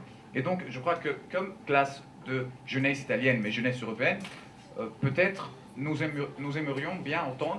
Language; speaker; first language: French; non-native, fluent; Italian